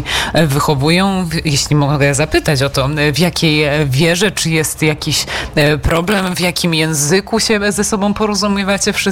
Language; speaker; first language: Polish; native; Polish